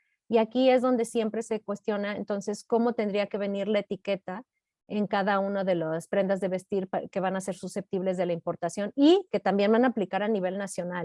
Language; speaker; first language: Spanish; native; Spanish